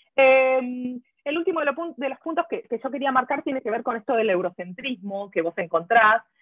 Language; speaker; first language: Spanish; native; Spanish